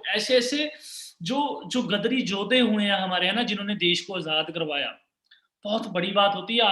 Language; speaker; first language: Hindi; non-native, local second language; Punjabi